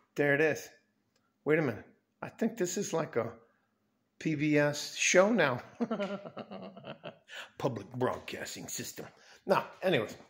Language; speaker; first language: English; native; English